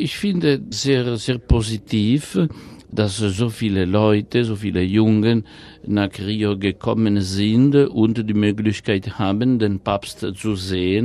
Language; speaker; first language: German; non-native, fluent; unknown